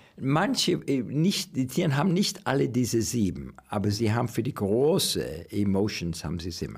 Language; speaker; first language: German; non-native, learner; English